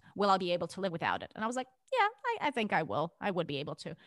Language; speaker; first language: English; non-native, fluent; Russian